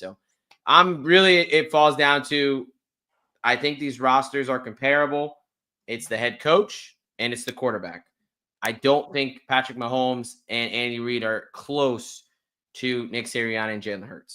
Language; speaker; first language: English; native; English